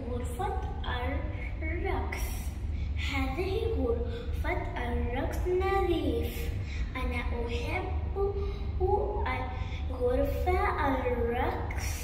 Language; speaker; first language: Arabic; non-native, learner; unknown